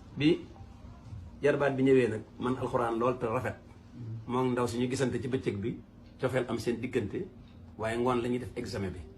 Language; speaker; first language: Wolof; native; Wolof